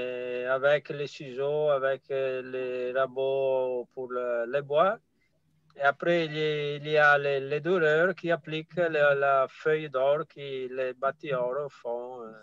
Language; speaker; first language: French; non-native, fluent; Italian